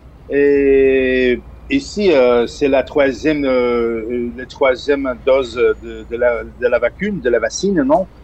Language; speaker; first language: French; non-native, fluent; Portuguese